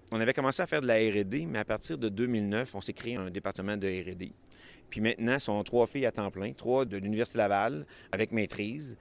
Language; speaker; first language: French; native; French